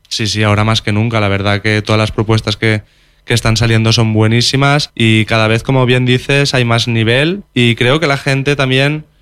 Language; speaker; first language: Spanish; non-native, local second language; Catalan